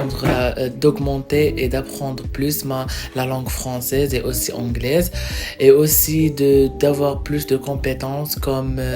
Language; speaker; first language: French; non-native, local second language; Arabic